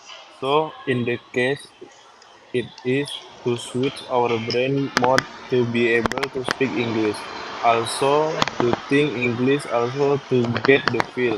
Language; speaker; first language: English; non-native, learner; Indonesian